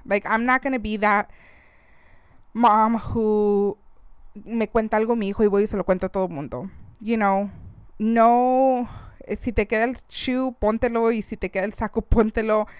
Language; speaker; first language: Spanish; early bilingual, heritage; Spanish